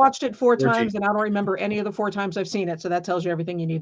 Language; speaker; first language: English; native; English